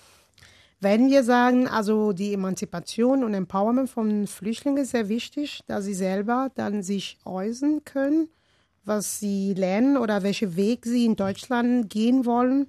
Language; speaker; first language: German; non-native, learner; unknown